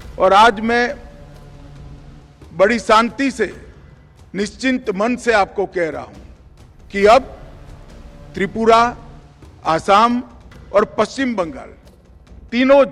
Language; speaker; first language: Hindi; non-native, local second language; Gujarati